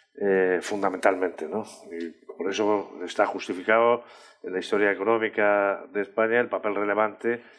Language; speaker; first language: Spanish; native; Spanish